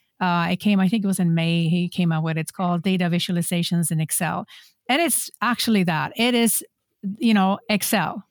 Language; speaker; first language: English; non-native, fluent; Swedish